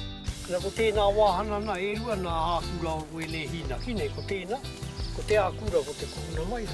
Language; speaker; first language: Māori; native; Māori